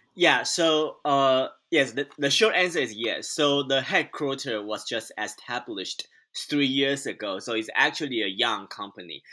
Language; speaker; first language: English; non-native, fluent; Chinese